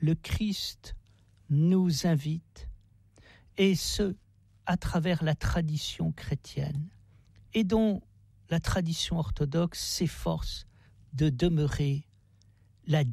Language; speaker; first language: French; native; French